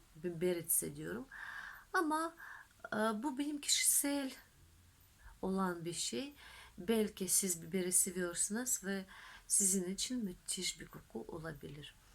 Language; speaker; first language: Turkish; non-native, fluent; Russian